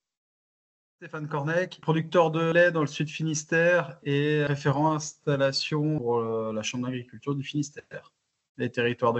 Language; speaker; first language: French; native; French